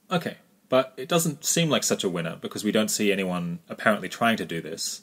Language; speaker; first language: English; native; English